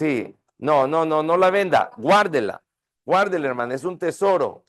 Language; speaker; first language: Spanish; native; Spanish